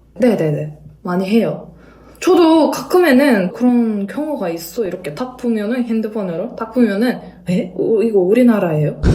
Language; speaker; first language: Korean; non-native, fluent; Kyrgyz